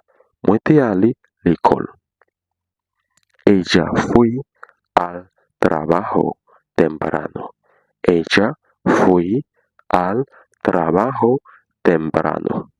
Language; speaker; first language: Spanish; non-native, fluent; Haitian Creole